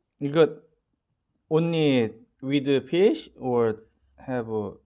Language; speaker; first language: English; non-native, learner; Korean